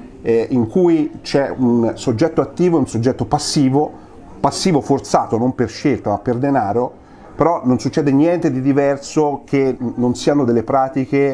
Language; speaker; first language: Italian; native; Italian